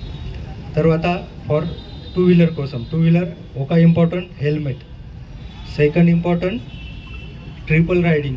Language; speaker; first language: Telugu; non-native, learner; Hindi